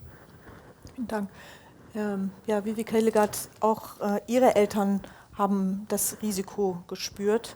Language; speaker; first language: German; native; German